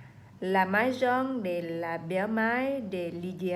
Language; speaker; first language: French; non-native, learner; Vietnamese